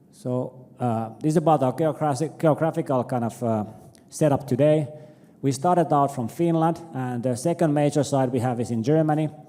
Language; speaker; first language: English; non-native, fluent; Finnish